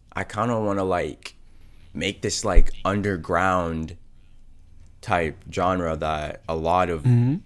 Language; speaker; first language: English; native; English